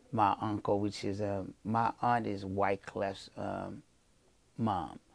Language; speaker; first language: English; early bilingual, other home language; Haitian Creole